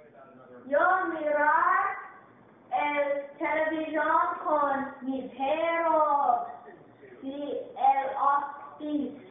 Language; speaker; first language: Spanish; non-native, learner; English